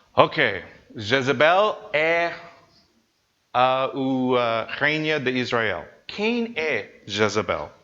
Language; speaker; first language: Portuguese; non-native, learner; English